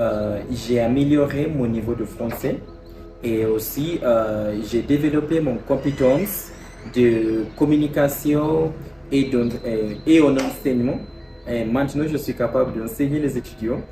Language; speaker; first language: French; non-native, fluent; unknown